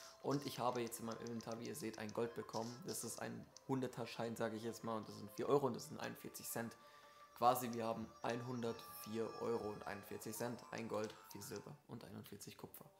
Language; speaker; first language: German; native; German